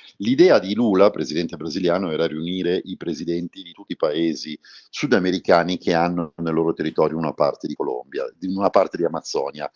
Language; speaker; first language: Italian; native; Italian